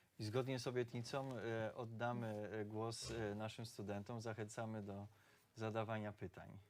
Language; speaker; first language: Polish; native; Polish